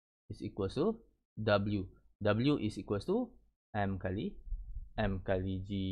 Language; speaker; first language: English; non-native, local second language; Malay